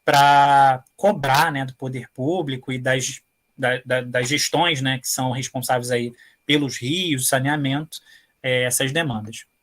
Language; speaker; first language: Portuguese; native; Portuguese